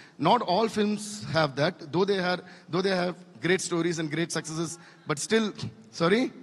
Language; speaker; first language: English; non-native, local second language; Telugu